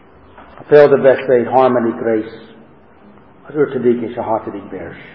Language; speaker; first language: Hungarian; non-native, learner; English